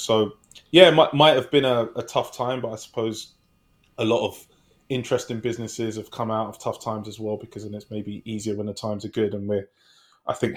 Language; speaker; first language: English; native; English